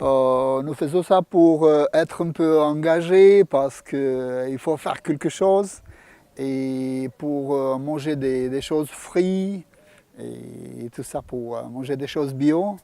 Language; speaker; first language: French; non-native, learner; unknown